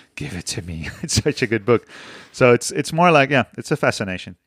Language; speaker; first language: English; non-native, fluent; Dutch